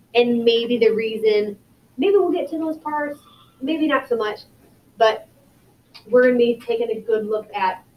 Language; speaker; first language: English; native; English